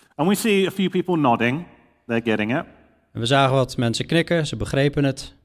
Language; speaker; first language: Dutch; non-native, fluent; English